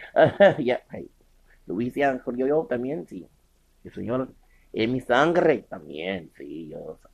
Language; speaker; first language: Spanish; non-native, learner; English